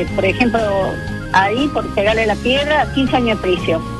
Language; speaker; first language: Spanish; native; Spanish